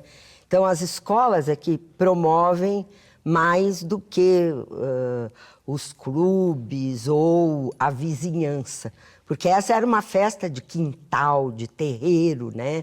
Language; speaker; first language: Portuguese; native; Portuguese